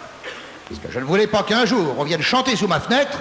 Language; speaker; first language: French; native; French